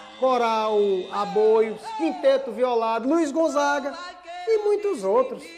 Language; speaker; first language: Portuguese; native; Portuguese